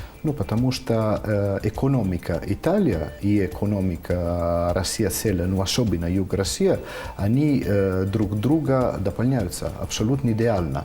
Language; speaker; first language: Russian; non-native, fluent; Italian